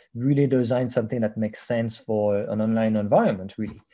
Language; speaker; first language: English; non-native, fluent; French